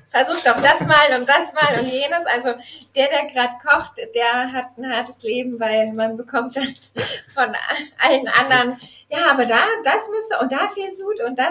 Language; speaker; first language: German; native; German